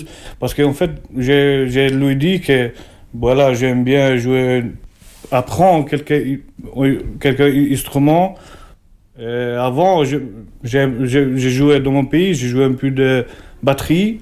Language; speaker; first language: French; non-native, learner; Albanian